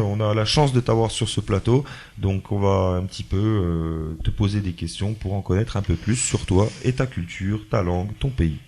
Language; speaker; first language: French; native; French